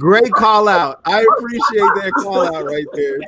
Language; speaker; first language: English; native; English